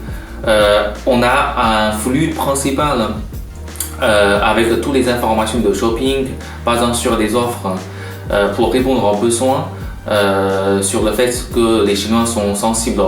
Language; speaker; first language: French; non-native, fluent; Chinese